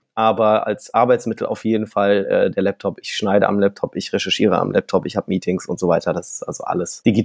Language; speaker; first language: German; native; German